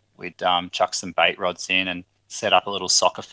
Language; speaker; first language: English; native; English